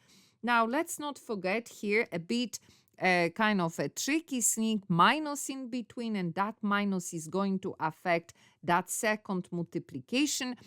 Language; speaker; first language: English; non-native, fluent; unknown